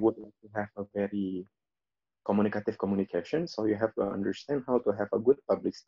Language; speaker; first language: English; non-native, fluent; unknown